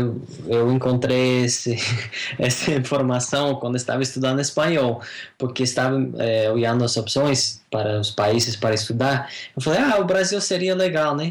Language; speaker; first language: Portuguese; non-native, fluent; English